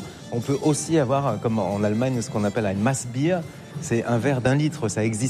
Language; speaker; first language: French; native; French